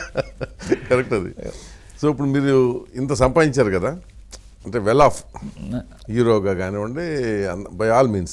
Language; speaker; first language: Telugu; native; Telugu